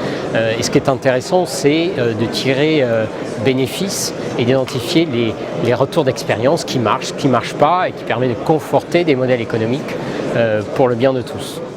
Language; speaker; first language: French; native; French